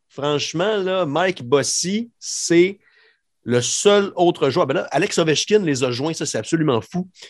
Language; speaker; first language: French; native; French